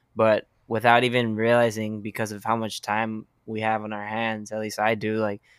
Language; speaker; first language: English; early bilingual, other home language; Spanish